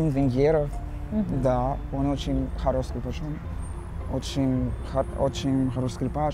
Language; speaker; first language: Russian; non-native, learner; Portuguese